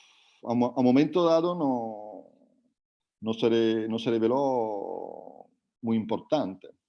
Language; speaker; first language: Spanish; non-native, fluent; Italian